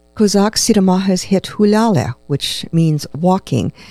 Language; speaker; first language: English; native; English